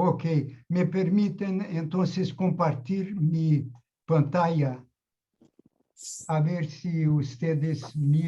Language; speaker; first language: Spanish; non-native, fluent; Portuguese